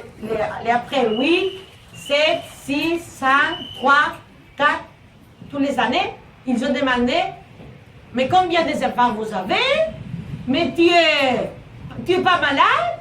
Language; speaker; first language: French; non-native, learner; Spanish